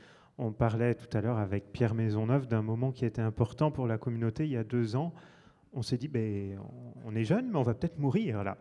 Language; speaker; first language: French; native; French